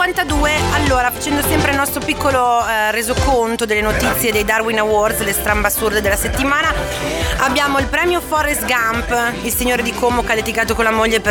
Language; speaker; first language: Italian; native; Italian